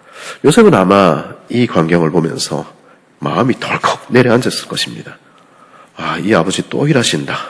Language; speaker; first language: Korean; native; Korean